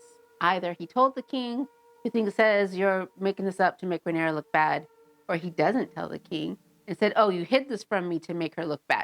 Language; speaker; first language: English; native; English